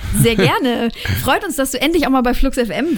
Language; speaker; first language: German; native; German